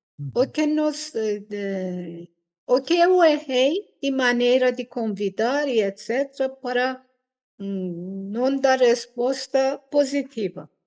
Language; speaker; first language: Portuguese; non-native, fluent; Persian